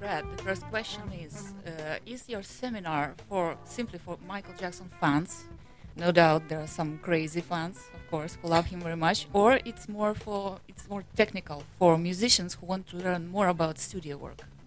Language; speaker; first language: English; non-native, fluent; Russian